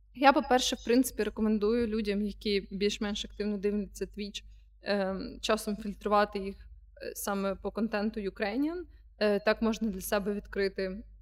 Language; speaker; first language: Ukrainian; non-native, local second language; Russian